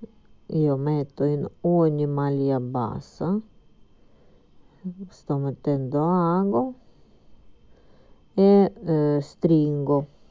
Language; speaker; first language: Italian; non-native, fluent; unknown